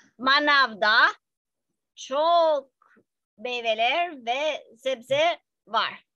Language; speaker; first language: Turkish; non-native, fluent; Albanian